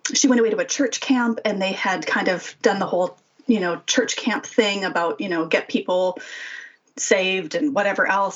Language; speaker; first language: English; native; English